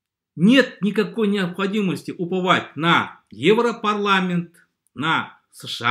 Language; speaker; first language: Russian; native; Russian